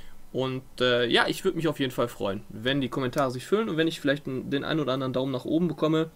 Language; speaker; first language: German; native; German